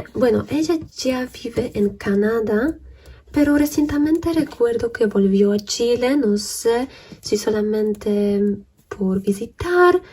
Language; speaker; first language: Spanish; non-native, fluent; Polish